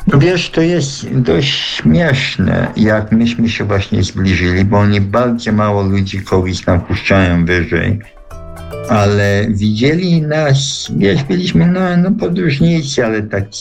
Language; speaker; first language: Polish; early bilingual, heritage; Polish